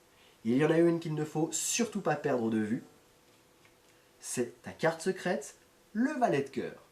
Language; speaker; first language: French; native; French